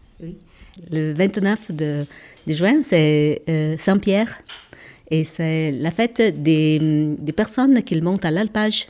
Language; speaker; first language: French; non-native, local second language; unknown